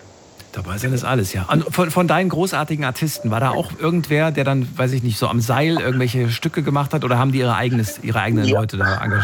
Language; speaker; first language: German; native; German